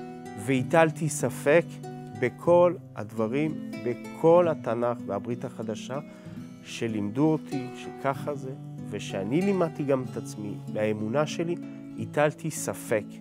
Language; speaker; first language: Hebrew; early bilingual, other home language; French